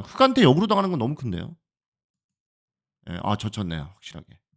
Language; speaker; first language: Korean; native; Korean